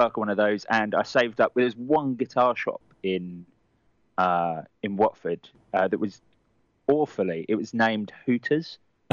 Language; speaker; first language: English; native; English